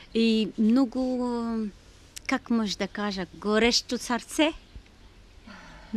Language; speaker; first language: Bulgarian; non-native, learner; Arabic